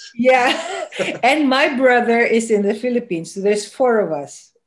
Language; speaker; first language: English; non-native, local second language; Filipino